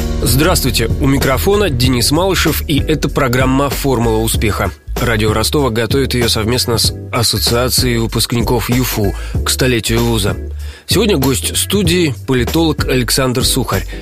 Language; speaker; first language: Russian; native; Russian